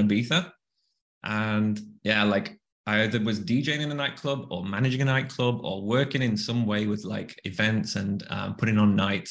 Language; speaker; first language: English; native; English